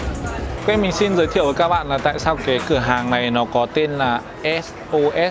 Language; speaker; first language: Vietnamese; native; Vietnamese